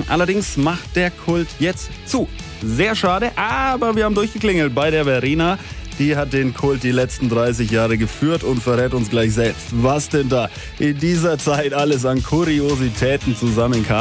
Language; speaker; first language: German; native; German